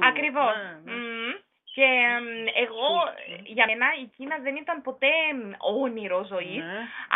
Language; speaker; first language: Greek; non-native, fluent; German